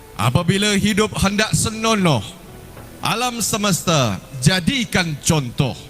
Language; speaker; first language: Malay; native; Malay